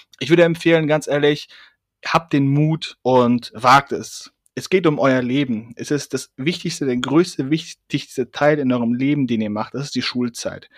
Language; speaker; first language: German; early bilingual, other home language; Persian